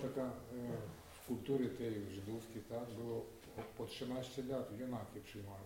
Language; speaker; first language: Polish; non-native, learner; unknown